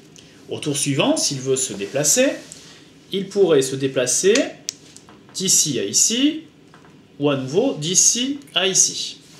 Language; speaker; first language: French; native; French